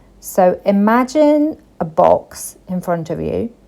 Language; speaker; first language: English; native; English